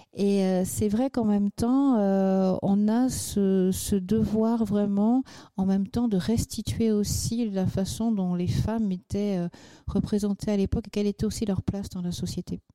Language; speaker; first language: French; native; French